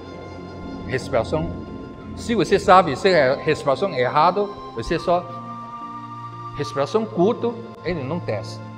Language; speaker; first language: Portuguese; non-native, learner; Chinese